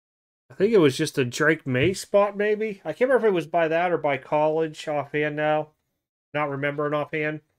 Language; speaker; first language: English; native; English